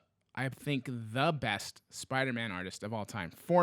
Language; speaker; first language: English; native; English